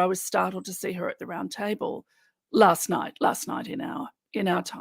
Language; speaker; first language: English; native; English